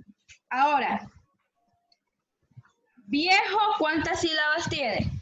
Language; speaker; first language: Spanish; native; Spanish